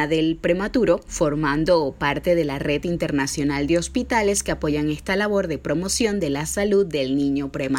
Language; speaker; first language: Spanish; native; Spanish